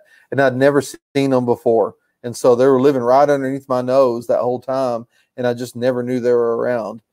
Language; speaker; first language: English; native; English